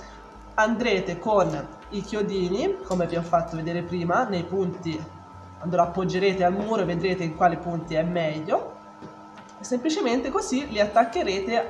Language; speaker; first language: Italian; native; Italian